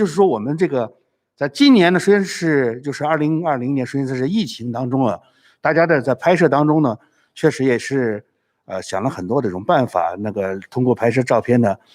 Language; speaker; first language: Chinese; native; Chinese